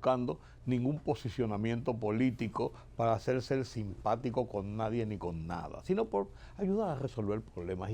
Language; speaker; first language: Spanish; native; Spanish